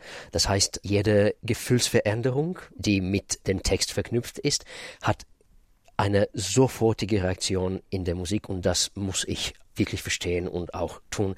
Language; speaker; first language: German; non-native, fluent; Russian